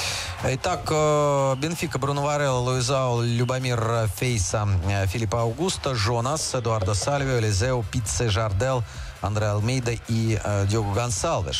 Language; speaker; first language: Russian; native; Russian